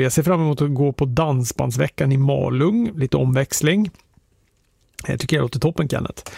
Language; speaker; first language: Swedish; native; Swedish